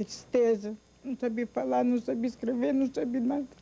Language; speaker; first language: Portuguese; non-native, fluent; Ukrainian